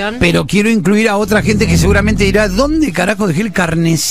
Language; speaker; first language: Spanish; native; Spanish